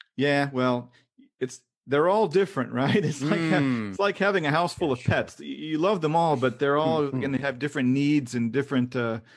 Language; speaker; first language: English; native; English